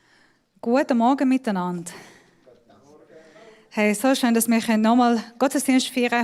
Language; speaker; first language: German; non-native, fluent; Persian